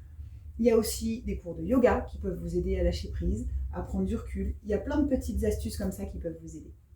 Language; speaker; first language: French; native; French